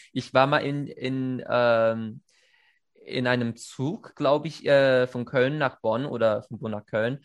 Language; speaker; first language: German; non-native, fluent; Chinese